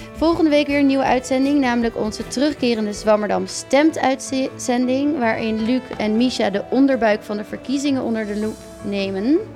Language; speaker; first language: Dutch; native; Dutch